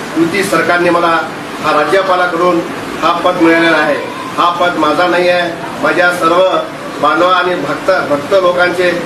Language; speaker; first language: Marathi; non-native, local second language; Lambadi